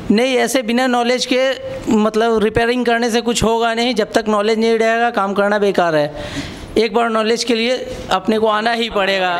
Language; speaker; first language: Hindi; native; Hindi